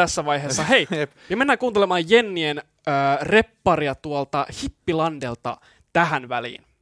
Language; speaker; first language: Finnish; native; Finnish